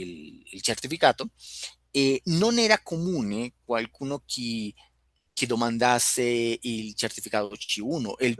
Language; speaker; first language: Italian; non-native, fluent; Spanish